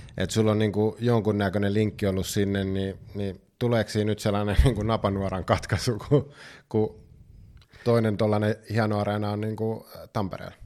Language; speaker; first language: Finnish; native; Finnish